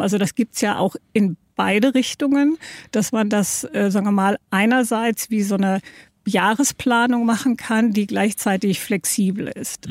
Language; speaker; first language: German; native; German